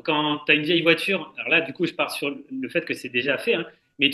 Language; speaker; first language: French; native; French